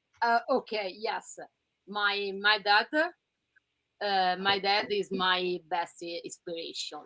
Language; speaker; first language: English; non-native, learner; Italian